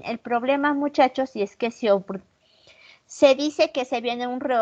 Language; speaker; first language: Spanish; native; Spanish